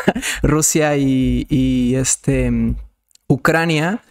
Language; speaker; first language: Spanish; non-native, fluent; Serbian